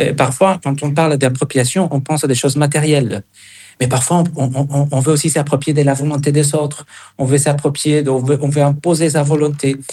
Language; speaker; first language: French; non-native, fluent; Spanish